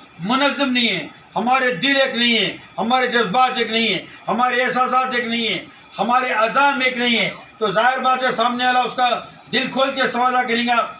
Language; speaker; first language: Urdu; native; Urdu